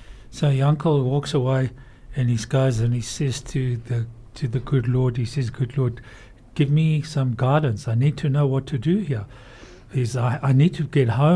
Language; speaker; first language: English; native; English